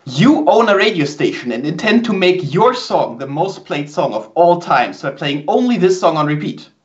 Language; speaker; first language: English; non-native, fluent; German